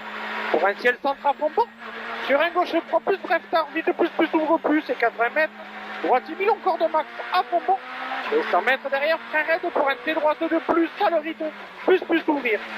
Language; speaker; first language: French; native; French